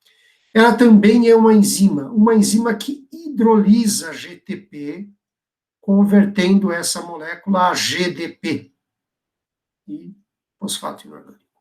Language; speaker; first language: Portuguese; native; Portuguese